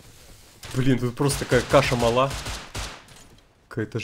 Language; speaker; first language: Russian; native; Russian